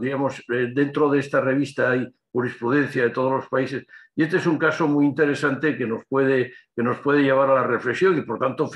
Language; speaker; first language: Spanish; native; Spanish